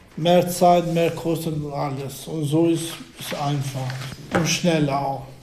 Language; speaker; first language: German; non-native, learner; Albanian